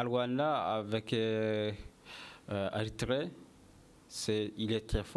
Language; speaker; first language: French; non-native, learner; Kinyarwanda